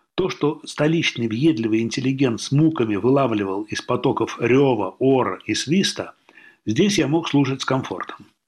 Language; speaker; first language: Russian; native; Russian